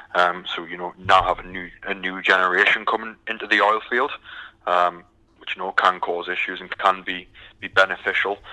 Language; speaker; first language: English; native; English